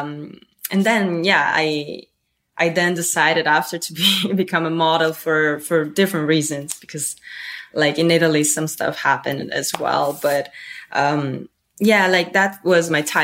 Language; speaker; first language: English; non-native, fluent; Italian